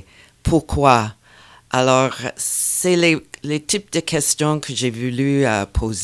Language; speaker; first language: French; non-native, fluent; English